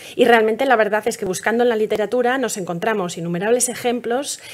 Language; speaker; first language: Spanish; native; Spanish